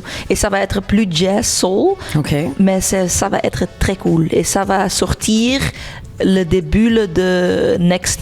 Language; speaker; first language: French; non-native, local second language; Dutch